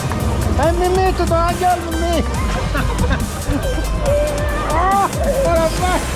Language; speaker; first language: French; native; French